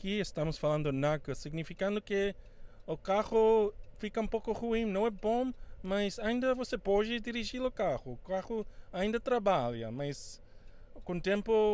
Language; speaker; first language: Portuguese; non-native, fluent; Spanish